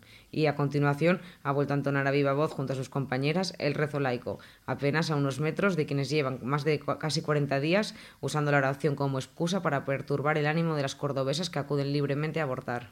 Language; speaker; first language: Spanish; native; Spanish